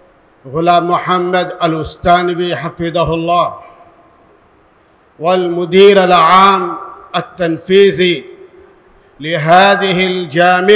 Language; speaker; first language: Arabic; non-native, fluent; Urdu